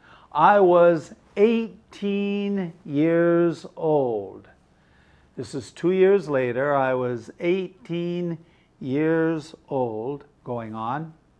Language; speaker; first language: English; native; English